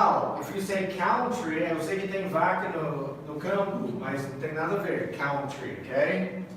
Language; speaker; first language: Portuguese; non-native, fluent; English